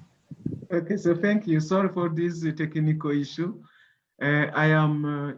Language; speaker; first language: English; non-native, local second language; Kinyarwanda